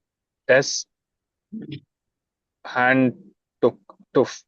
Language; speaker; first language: German; non-native, learner; Tamil